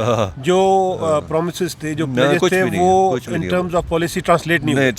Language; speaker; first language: Urdu; native; Urdu